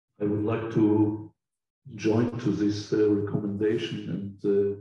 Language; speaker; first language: English; non-native, fluent; Hebrew